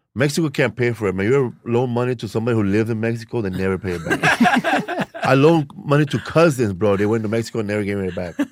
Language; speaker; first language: English; early bilingual, other home language; Spanish